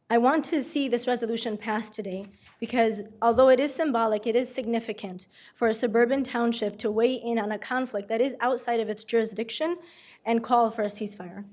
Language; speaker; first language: English; native; English